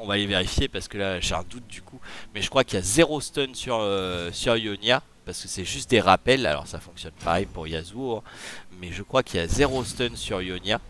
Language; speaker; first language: French; native; French